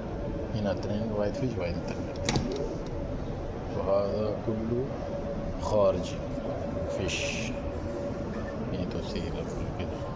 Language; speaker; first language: Arabic; non-native, learner; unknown